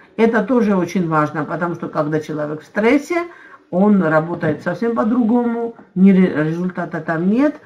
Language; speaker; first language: Russian; non-native, local second language; Azerbaijani